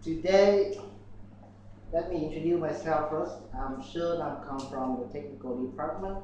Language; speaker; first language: English; non-native, learner; Vietnamese